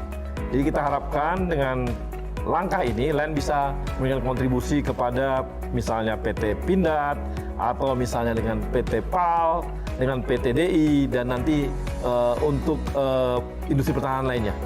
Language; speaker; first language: Indonesian; native; Indonesian